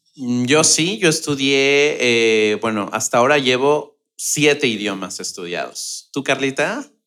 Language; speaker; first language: Spanish; native; Spanish